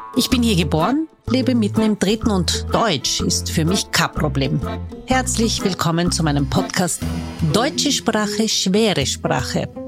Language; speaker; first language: German; native; German